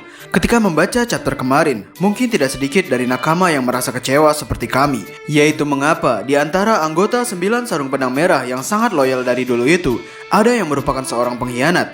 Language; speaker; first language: Indonesian; native; Indonesian